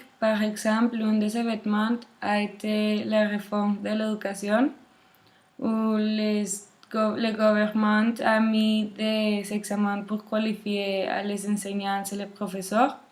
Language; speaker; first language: French; non-native, learner; Spanish